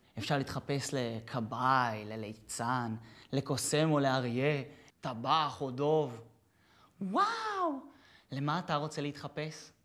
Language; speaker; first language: Hebrew; native; Hebrew